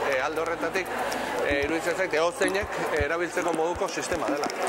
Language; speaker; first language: Basque; native; Basque